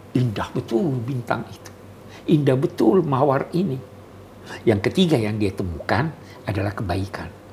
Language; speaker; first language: Indonesian; native; Indonesian